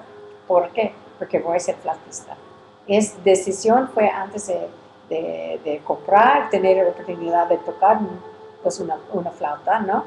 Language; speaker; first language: Spanish; early bilingual, heritage; English